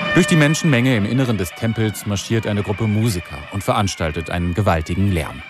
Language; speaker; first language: German; native; German